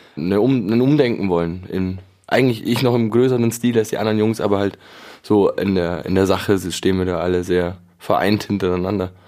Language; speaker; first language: German; native; German